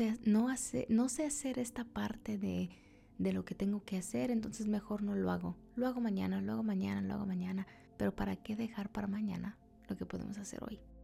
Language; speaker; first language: Spanish; early bilingual, heritage; Spanish